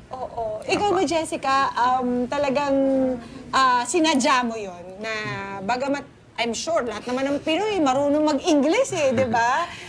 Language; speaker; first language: Filipino; native; Filipino